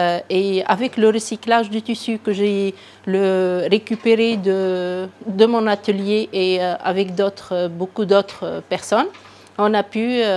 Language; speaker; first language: French; non-native, local second language; Arabic